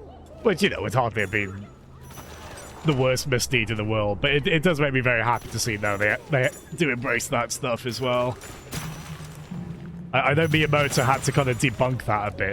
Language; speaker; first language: English; native; English